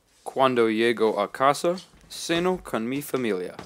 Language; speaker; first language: Spanish; non-native, learner; English